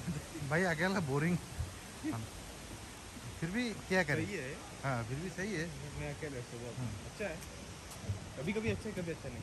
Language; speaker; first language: Hindi; non-native, fluent; Bangla